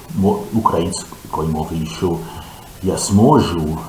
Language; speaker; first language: Ukrainian; non-native, learner; English